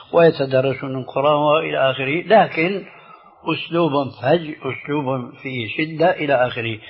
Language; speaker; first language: Arabic; early bilingual, other home language; Albanian